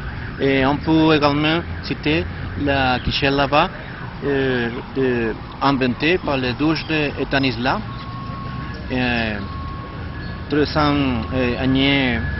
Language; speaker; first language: French; non-native, learner; Spanish